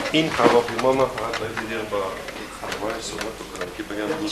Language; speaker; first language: Persian; native; Persian